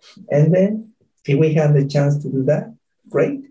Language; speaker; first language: English; non-native, fluent; Spanish